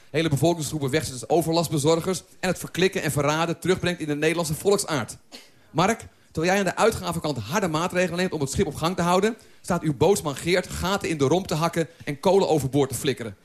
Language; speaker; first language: Dutch; native; Dutch